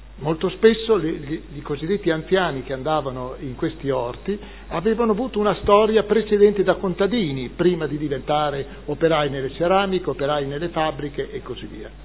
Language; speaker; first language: Italian; native; Italian